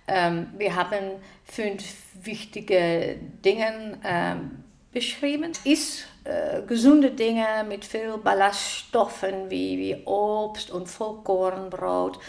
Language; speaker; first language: German; non-native, fluent; Dutch